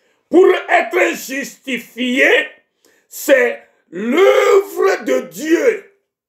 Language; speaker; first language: French; non-native, local second language; Ewe